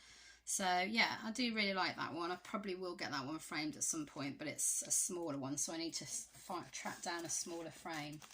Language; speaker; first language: English; native; English